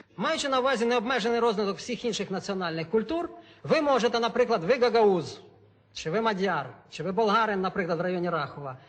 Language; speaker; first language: Ukrainian; non-native, local second language; Russian